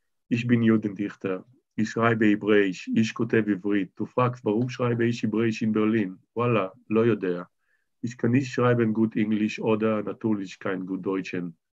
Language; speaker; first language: German; non-native, learner; Hebrew